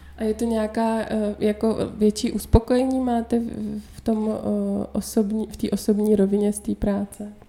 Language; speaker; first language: Czech; native; Czech